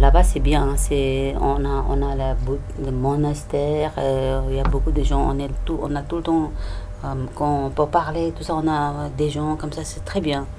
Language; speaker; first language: French; non-native, learner; Tibetan